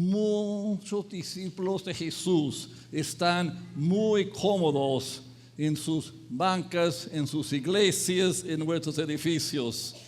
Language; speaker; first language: Spanish; non-native, fluent; English